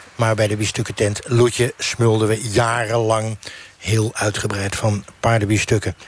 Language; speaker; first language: Dutch; native; Dutch